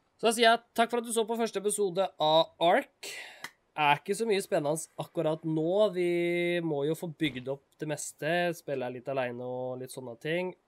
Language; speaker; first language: Norwegian; native; Norwegian